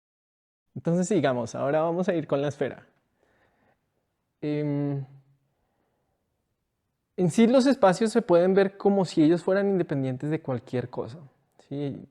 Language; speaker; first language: Spanish; native; Spanish